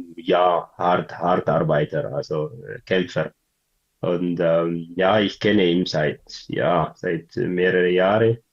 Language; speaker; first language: German; non-native, learner; Tigrinya